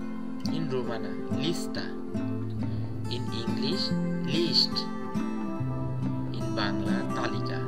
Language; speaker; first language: English; non-native, local second language; Bangla